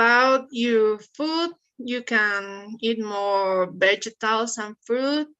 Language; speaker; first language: English; non-native, learner; Spanish